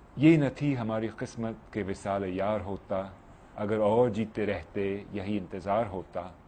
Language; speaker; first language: Urdu; non-native, fluent; English